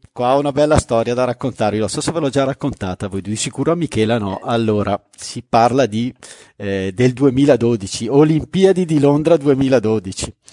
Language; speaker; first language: Italian; native; Italian